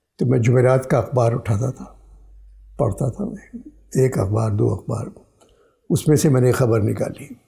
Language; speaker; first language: Urdu; native; Urdu